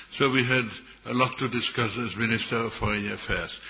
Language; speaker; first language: English; non-native, fluent; German